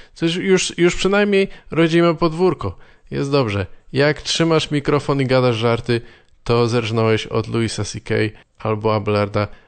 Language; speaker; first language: Polish; native; Polish